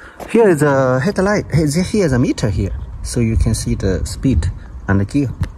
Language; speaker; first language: English; non-native, learner; Chinese